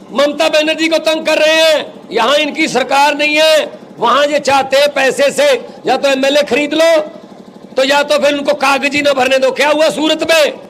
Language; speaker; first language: Hindi; non-native, local second language; Punjabi